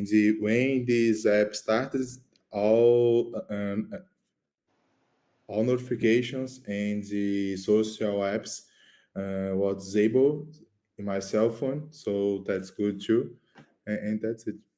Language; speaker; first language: English; non-native, learner; Portuguese